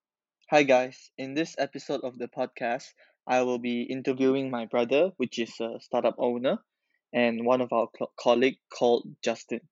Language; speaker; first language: English; non-native, local second language; Chinese